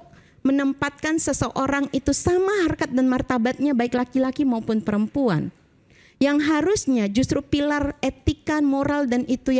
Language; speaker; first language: Indonesian; native; Indonesian